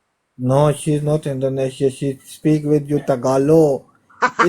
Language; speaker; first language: English; non-native, learner; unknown